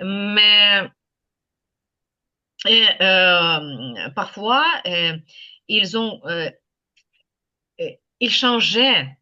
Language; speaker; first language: French; non-native, fluent; Ukrainian